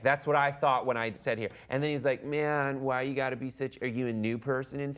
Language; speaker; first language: English; native; English